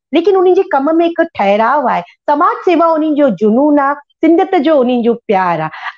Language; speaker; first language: Sindhi; early bilingual, heritage; Sindhi